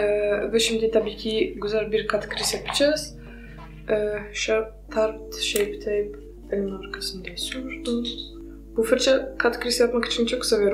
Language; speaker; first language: Turkish; non-native, fluent; Polish